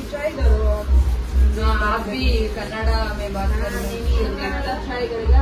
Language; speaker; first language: Hindi; non-native, local second language; Kannada